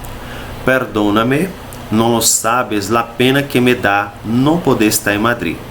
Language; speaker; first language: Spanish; non-native, fluent; Portuguese